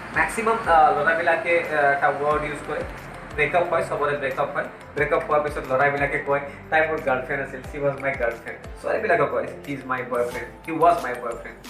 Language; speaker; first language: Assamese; non-native, local second language; Bangla